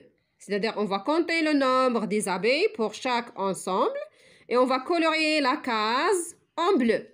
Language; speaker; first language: French; non-native, local second language; Arabic